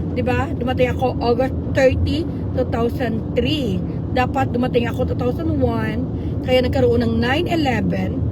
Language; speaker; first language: Filipino; native; Filipino